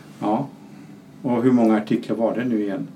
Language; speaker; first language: Swedish; non-native, fluent; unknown